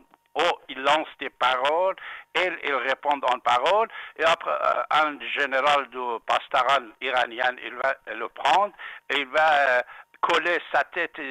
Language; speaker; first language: French; non-native, fluent; Persian